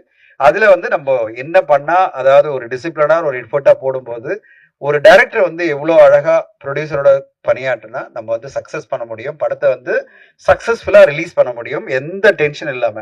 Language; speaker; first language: Tamil; native; Tamil